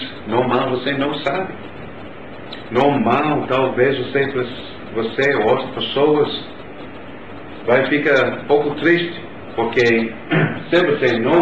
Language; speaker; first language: Portuguese; non-native, learner; English